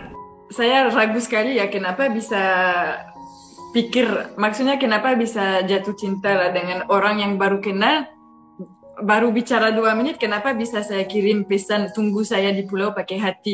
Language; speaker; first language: Indonesian; non-native, fluent; French